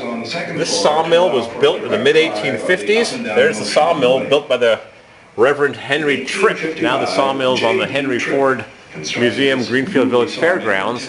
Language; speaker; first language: English; native; English